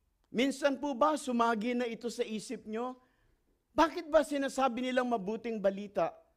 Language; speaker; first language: Filipino; native; Filipino